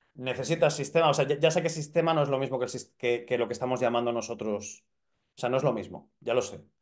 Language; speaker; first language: Spanish; native; Spanish